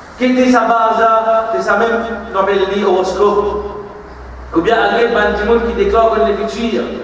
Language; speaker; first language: French; non-native, local second language; Morisyen